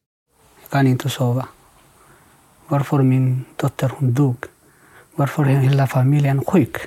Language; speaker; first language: Swedish; non-native, learner; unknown